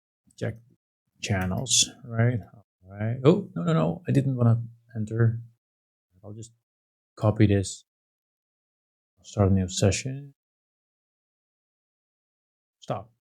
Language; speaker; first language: English; non-native, fluent; Dutch